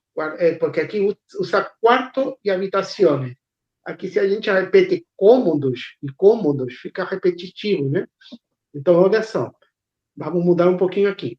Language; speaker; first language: Portuguese; non-native, fluent; Spanish